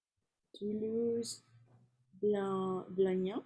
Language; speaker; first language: French; non-native, learner; Spanish